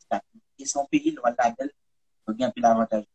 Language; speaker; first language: French; non-native, local second language; Haitian Creole